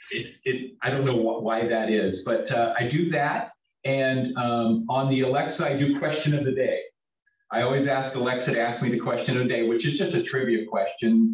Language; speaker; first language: English; native; English